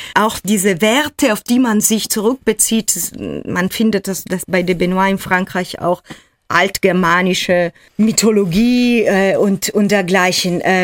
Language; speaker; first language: German; non-native, fluent; Italian